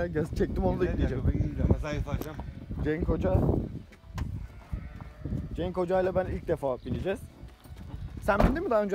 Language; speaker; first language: Turkish; native; Turkish